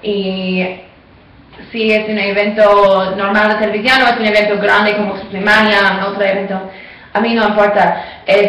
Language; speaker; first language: Spanish; non-native, learner; English